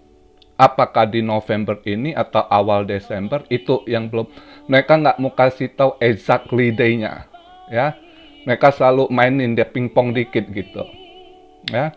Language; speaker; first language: Indonesian; native; Indonesian